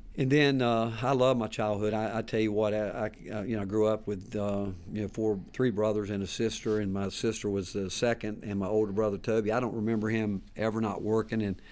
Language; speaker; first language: English; native; English